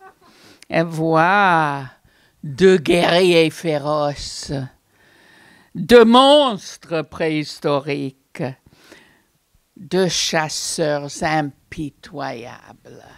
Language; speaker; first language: French; non-native, fluent; English